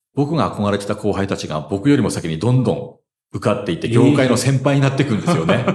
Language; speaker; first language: Japanese; native; Japanese